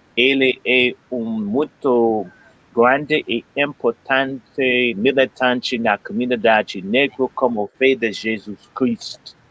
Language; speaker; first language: Portuguese; non-native, learner; English